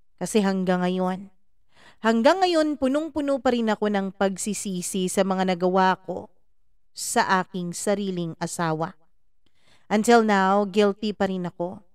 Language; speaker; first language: Filipino; non-native, local second language; Cebuano